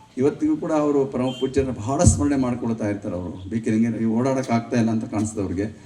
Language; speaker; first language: Kannada; native; Kannada